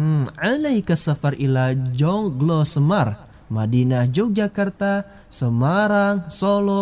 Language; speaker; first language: Arabic; non-native, fluent; Indonesian